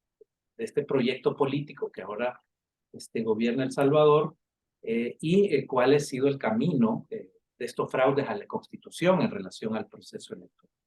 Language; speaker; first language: Spanish; native; Spanish